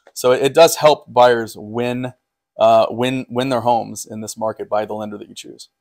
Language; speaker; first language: English; native; English